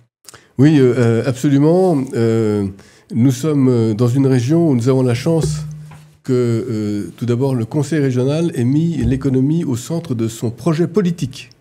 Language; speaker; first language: French; native; French